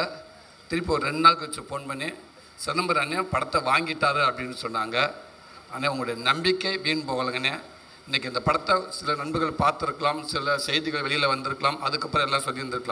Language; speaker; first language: Tamil; native; Tamil